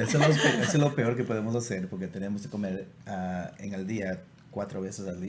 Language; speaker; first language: Spanish; native; Spanish